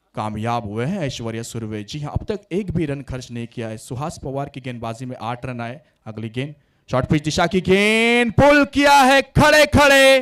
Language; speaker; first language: Hindi; non-native, local second language; Marathi